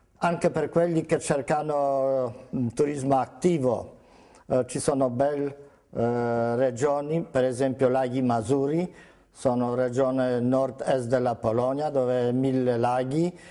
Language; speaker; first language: Italian; non-native, fluent; Polish